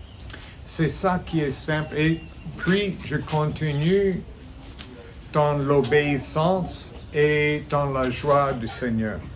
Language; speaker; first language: French; non-native, fluent; English